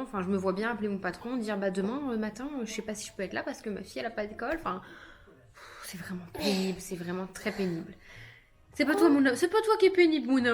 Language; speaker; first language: French; native; French